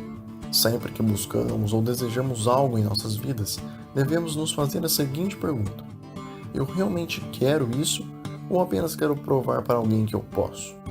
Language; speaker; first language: Portuguese; native; Portuguese